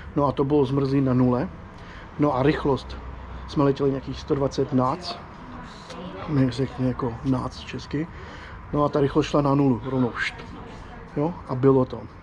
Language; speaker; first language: Czech; non-native, fluent; English